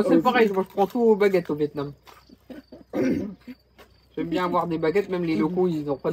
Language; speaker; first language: French; native; French